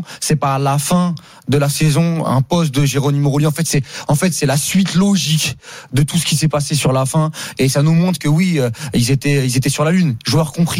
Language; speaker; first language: French; native; French